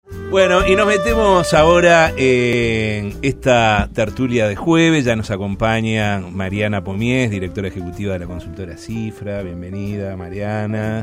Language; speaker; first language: Spanish; native; Spanish